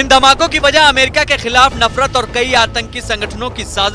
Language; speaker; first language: Hindi; native; Hindi